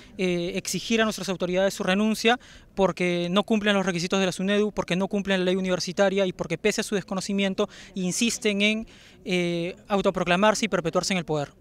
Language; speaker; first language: Spanish; native; Spanish